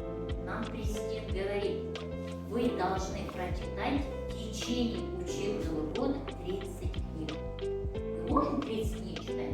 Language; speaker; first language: Russian; non-native, local second language; Kazakh